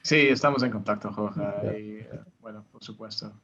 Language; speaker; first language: Spanish; non-native, learner; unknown